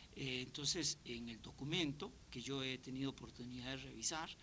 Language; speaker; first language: Spanish; native; Spanish